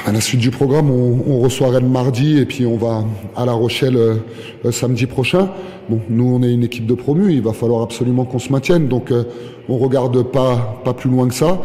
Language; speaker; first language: French; native; French